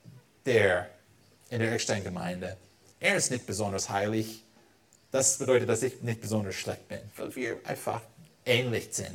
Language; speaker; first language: German; non-native, fluent; English